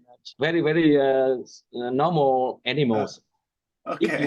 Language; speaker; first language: English; non-native, learner; Vietnamese